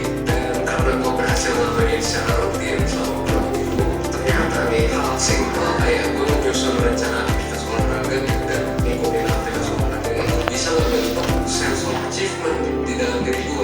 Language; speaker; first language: Indonesian; native; Indonesian